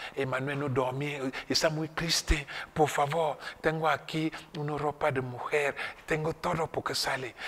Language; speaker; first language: Spanish; non-native, fluent; French